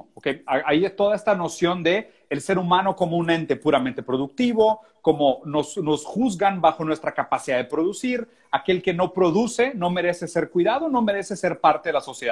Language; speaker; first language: Spanish; native; Spanish